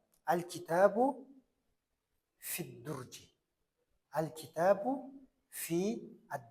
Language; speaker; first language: Arabic; non-native, fluent; Kyrgyz